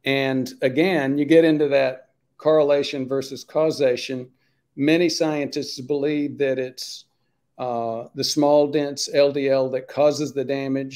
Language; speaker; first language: English; native; English